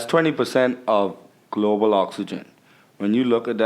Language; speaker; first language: English; native; English